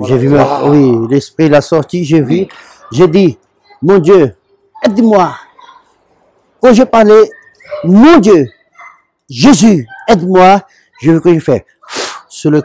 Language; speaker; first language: French; non-native, learner; Portuguese